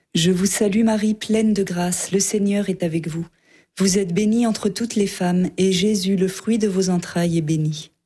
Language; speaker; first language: French; native; French